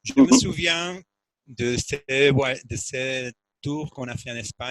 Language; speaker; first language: French; non-native, fluent; Spanish